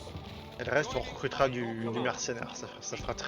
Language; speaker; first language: French; native; French